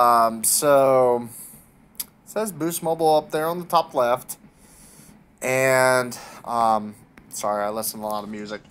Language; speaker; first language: English; native; English